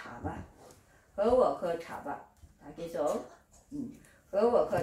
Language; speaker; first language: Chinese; non-native, fluent; Korean